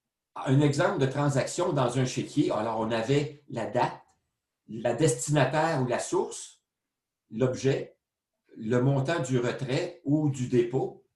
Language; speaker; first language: French; native; French